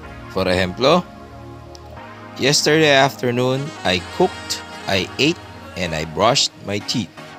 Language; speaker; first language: English; non-native, local second language; Filipino